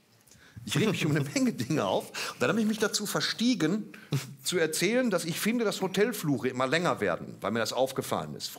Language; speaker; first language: German; native; German